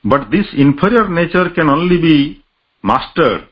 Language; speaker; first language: English; non-native, local second language; Odia